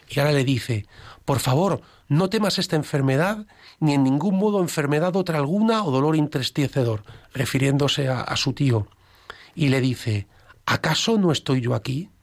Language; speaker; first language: Spanish; native; Spanish